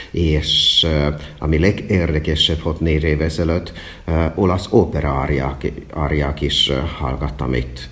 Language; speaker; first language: Hungarian; non-native, fluent; Finnish